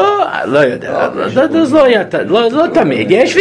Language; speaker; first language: Hebrew; non-native, fluent; English